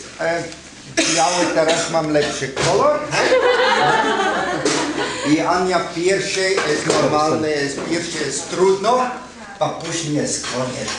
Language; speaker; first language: Polish; non-native, learner; German